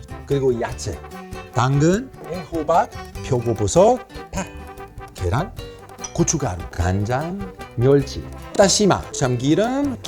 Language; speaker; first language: Korean; non-native, learner; Italian